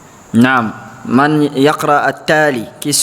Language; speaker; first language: Arabic; non-native, fluent; Fula